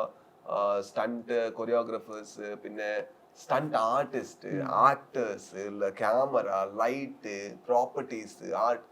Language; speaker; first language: Malayalam; non-native, learner; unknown